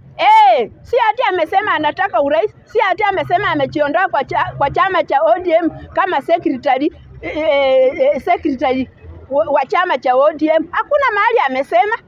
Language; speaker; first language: Swahili; non-native, local second language; Luyia